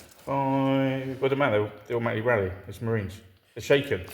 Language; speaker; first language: English; native; English